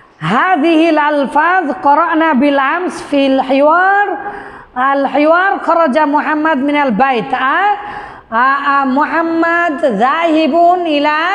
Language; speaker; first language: Arabic; non-native, fluent; Bangla